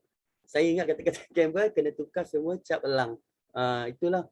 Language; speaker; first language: Malay; native; Malay